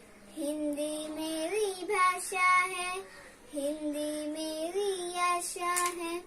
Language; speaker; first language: Hindi; non-native, local second language; Marathi